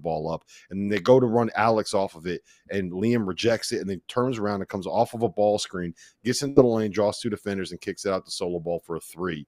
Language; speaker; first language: English; native; English